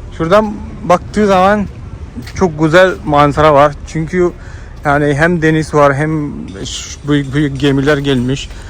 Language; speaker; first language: Turkish; non-native, fluent; Malayalam